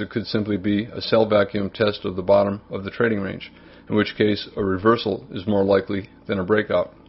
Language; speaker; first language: English; native; English